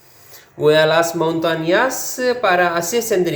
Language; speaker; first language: Spanish; non-native, learner; Urdu